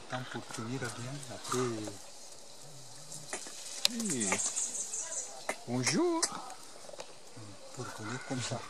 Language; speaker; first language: French; non-native, local second language; Malagasy